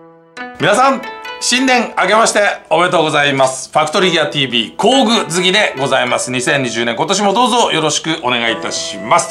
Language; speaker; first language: Japanese; native; Japanese